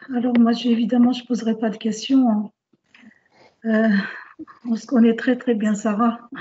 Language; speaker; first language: French; native; French